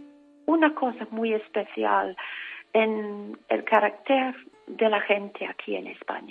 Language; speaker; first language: Spanish; non-native, fluent; English